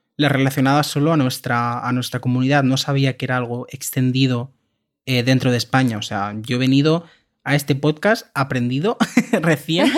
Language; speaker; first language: Spanish; native; Spanish